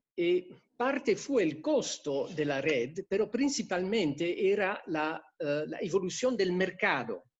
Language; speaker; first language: Spanish; non-native, fluent; French